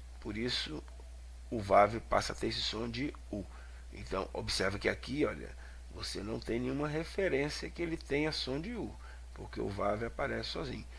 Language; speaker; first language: Portuguese; native; Portuguese